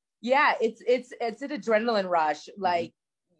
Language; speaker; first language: English; native; English